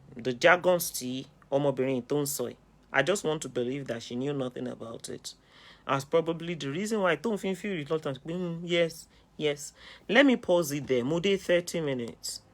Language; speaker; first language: English; non-native, local second language; Yoruba